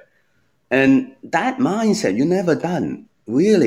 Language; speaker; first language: English; non-native, local second language; Cantonese